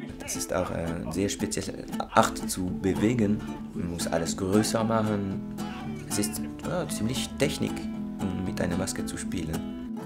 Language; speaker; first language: German; non-native, fluent; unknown